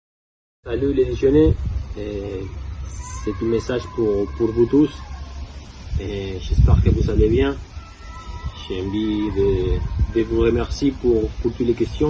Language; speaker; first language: French; non-native, fluent; Spanish